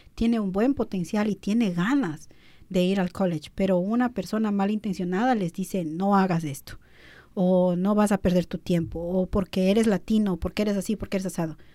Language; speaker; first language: Spanish; early bilingual, other home language; English